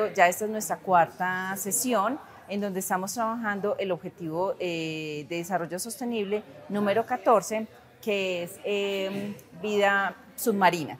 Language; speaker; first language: Spanish; native; Spanish